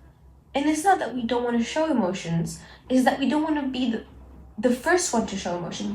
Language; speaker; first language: English; non-native, local second language; Arabic